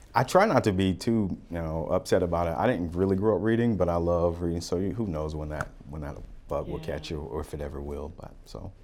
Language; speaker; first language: English; native; English